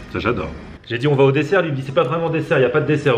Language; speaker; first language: French; native; French